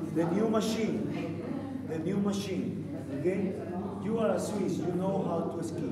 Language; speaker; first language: English; non-native, learner; Spanish